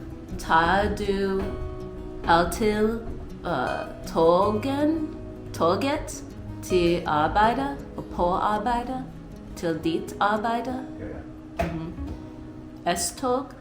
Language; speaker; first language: Danish; non-native, learner; English